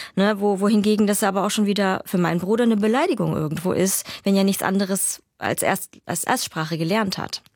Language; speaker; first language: German; early bilingual, other home language; Vietnamese